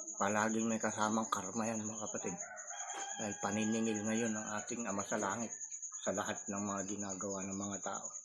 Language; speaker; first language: Filipino; non-native, local second language; Iloko